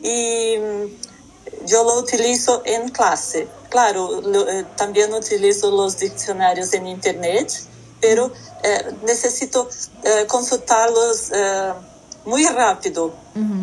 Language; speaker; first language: Portuguese; non-native, learner; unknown